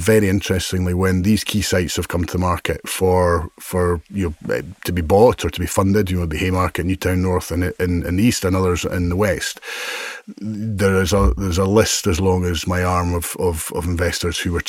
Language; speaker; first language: English; native; English